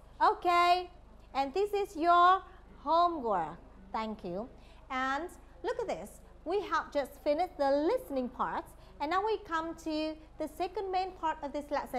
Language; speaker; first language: English; non-native, fluent; Vietnamese